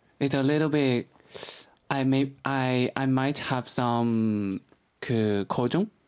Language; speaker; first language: English; non-native, learner; Chinese